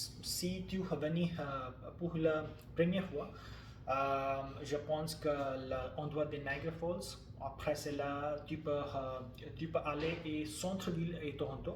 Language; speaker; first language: French; non-native, learner; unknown